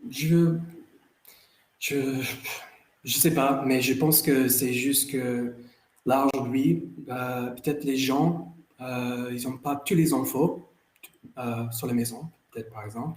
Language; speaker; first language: French; non-native, fluent; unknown